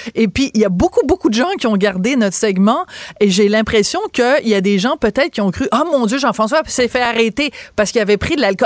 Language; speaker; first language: French; native; French